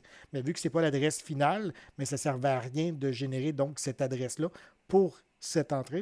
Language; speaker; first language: French; native; French